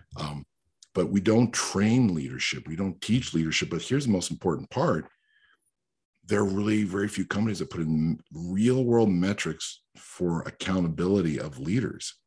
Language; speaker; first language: English; early bilingual, other home language; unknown